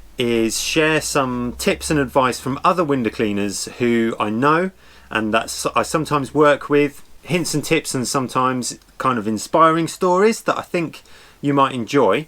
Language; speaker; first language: English; native; English